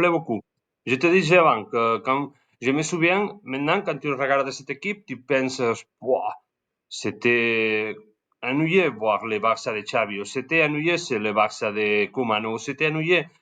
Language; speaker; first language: French; non-native, learner; Spanish